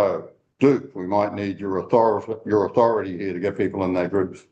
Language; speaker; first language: English; native; English